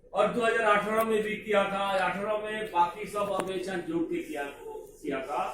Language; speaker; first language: Hindi; non-native, local second language; Bangla